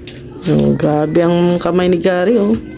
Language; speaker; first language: Filipino; native; Filipino